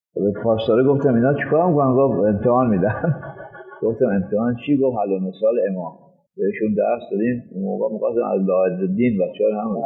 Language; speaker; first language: Persian; native; Persian